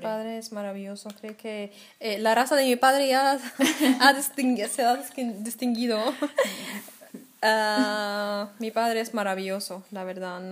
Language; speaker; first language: Spanish; non-native, fluent; Arabic